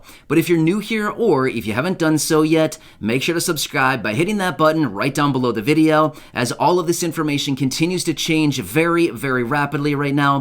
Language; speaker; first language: English; native; English